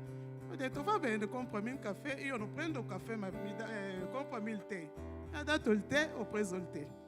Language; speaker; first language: Italian; non-native, fluent; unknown